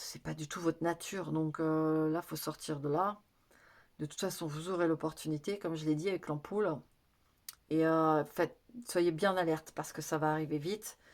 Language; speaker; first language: French; native; French